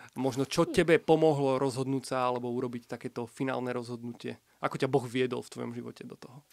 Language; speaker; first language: Slovak; native; Slovak